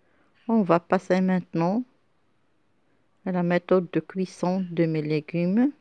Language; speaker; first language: French; non-native, local second language; Arabic